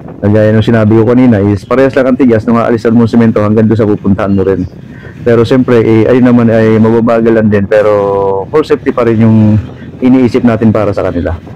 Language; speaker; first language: Filipino; non-native, local second language; Waray